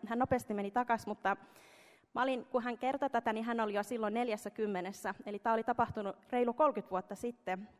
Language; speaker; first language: Finnish; early bilingual, heritage; Finnish